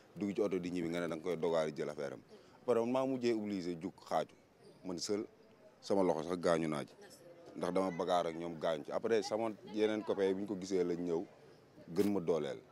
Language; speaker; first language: Wolof; native; Wolof